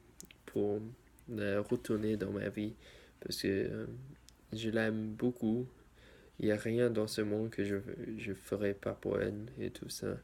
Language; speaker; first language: French; non-native, learner; English